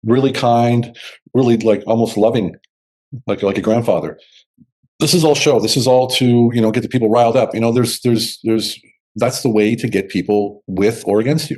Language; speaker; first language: English; native; English